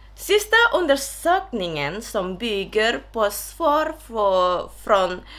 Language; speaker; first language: Swedish; non-native, fluent; Indonesian